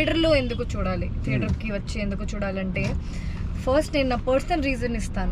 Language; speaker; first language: Telugu; non-native, fluent; Hindi